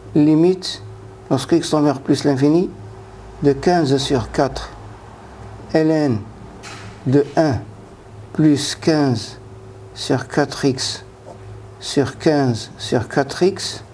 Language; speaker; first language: French; non-native, local second language; Arabic